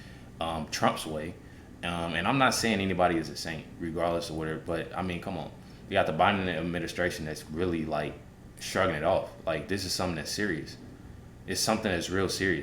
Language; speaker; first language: English; native; English